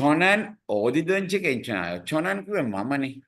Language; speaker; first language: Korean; non-native, fluent; Sinhala